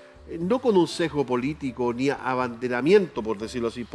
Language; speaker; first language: Spanish; native; Spanish